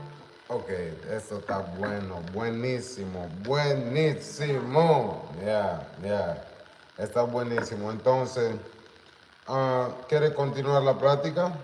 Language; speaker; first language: Spanish; non-native, learner; Portuguese